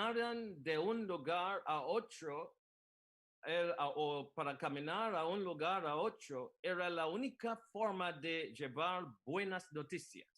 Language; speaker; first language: Spanish; non-native, learner; English